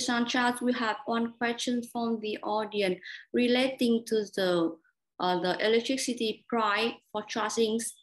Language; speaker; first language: English; non-native, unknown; Vietnamese